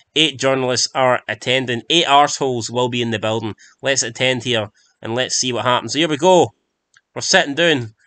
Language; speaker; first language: English; native; English